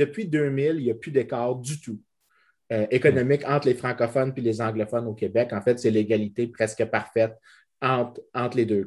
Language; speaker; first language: French; native; French